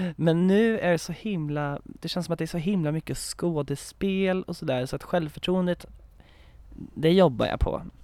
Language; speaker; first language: Swedish; native; Swedish